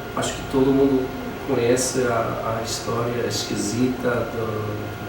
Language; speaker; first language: Portuguese; non-native, fluent; English